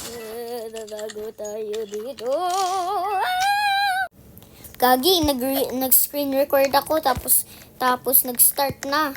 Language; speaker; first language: Filipino; early bilingual, heritage; Filipino